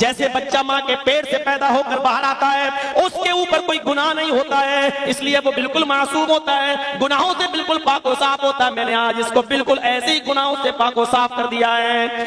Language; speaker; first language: Urdu; native; Urdu